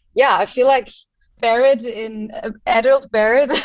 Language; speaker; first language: English; non-native, fluent; German